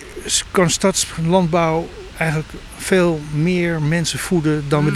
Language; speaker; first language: Dutch; native; Dutch